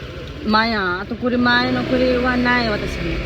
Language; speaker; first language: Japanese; non-native, learner; Nepali